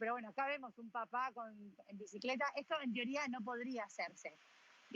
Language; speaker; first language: Spanish; native; Spanish